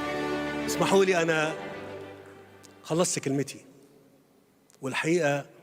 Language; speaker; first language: Arabic; native; Arabic